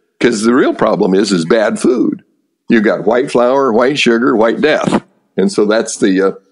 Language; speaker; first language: English; native; English